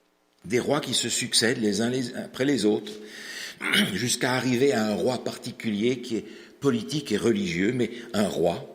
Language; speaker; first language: French; native; French